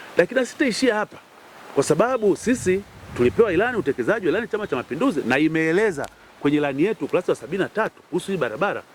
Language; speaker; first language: Swahili; native; Swahili